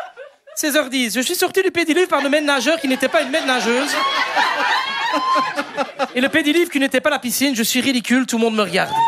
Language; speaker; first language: French; native; French